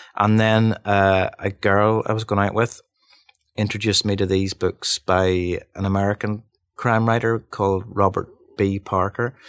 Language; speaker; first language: English; native; English